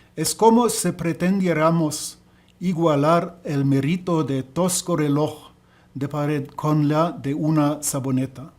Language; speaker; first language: Spanish; non-native, learner; German